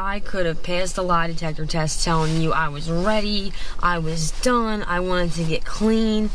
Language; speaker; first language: English; native; English